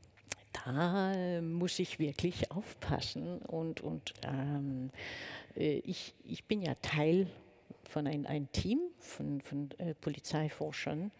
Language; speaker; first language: German; non-native, fluent; Danish